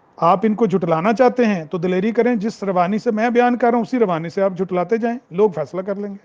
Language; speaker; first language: Urdu; non-native, local second language; Punjabi